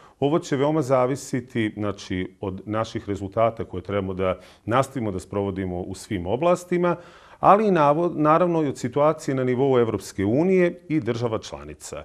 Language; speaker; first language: Croatian; native; Croatian